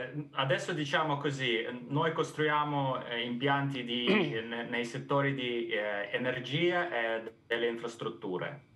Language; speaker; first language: Italian; non-native, fluent; Ukrainian